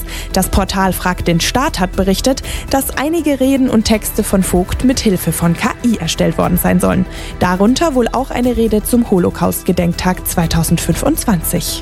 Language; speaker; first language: German; native; German